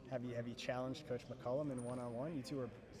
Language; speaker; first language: English; native; English